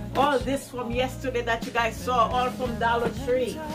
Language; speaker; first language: English; non-native, fluent; Haitian Creole